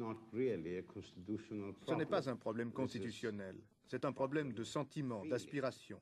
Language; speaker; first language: French; non-native, fluent; Turkish